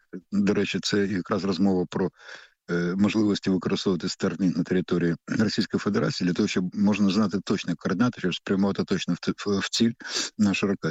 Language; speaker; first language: Ukrainian; native; Ukrainian